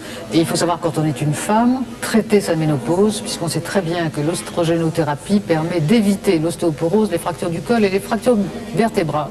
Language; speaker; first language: French; native; French